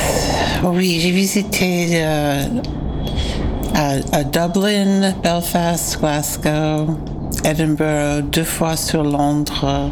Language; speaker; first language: French; non-native, fluent; English